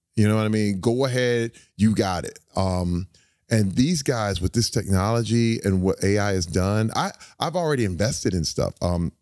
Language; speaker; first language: English; native; English